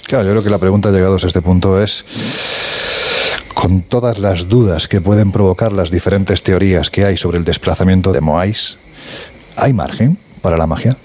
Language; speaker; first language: Spanish; native; Spanish